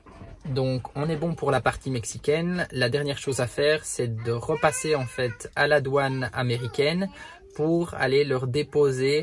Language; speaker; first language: French; native; French